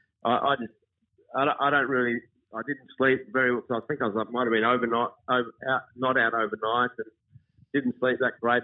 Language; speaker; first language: English; native; English